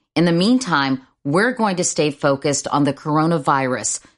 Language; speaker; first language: English; native; English